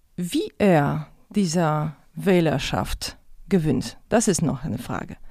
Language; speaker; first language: German; non-native, fluent; Polish